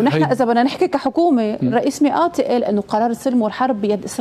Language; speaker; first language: Arabic; native; Arabic